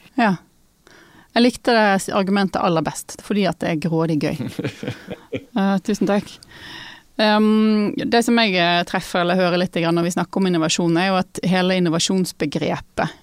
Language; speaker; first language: Norwegian; native; Norwegian